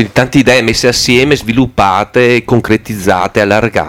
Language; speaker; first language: Italian; native; Italian